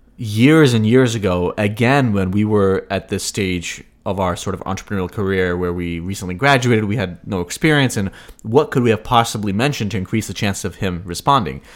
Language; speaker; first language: English; early bilingual, other home language; Russian